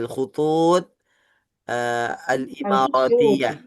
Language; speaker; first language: Arabic; non-native, fluent; Indonesian